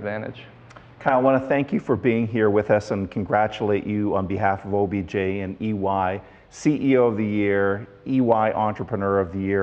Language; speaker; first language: English; native; English